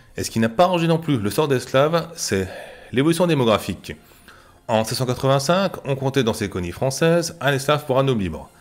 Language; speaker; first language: French; native; French